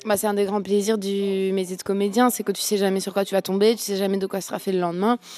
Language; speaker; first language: French; non-native, local second language; Swiss German